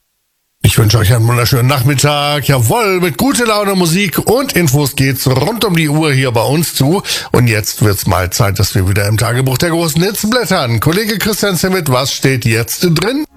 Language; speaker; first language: German; native; German